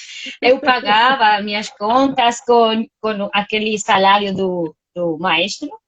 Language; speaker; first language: Portuguese; non-native, fluent; Spanish